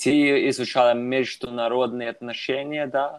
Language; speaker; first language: Russian; non-native, fluent; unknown